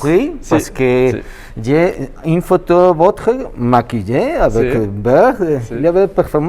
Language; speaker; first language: French; non-native, learner; Spanish